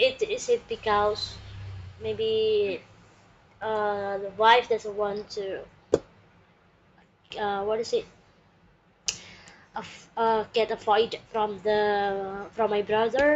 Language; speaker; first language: English; non-native, learner; Indonesian